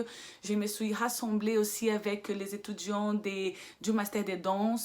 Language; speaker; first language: French; non-native, fluent; Portuguese